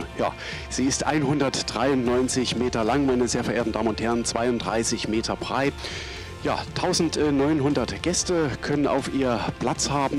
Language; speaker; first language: German; native; German